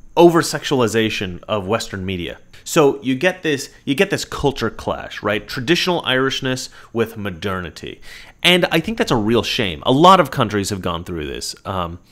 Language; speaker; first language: English; native; English